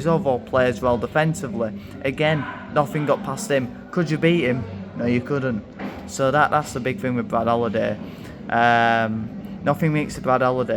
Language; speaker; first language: English; native; English